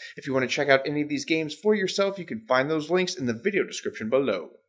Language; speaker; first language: English; native; English